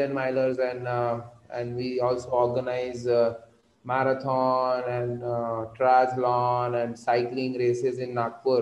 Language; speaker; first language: English; non-native, local second language; Marathi